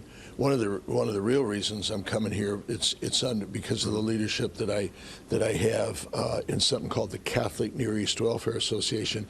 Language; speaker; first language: English; native; English